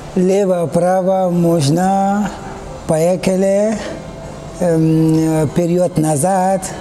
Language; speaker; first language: Russian; non-native, learner; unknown